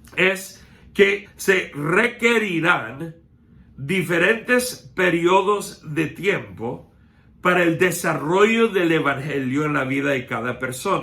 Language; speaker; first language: Spanish; non-native, fluent; English